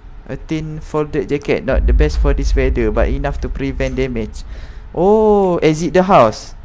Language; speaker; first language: English; non-native, local second language; Malay